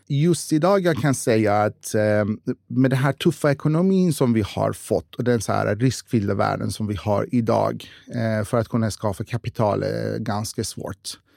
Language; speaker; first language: Swedish; non-native, fluent; Persian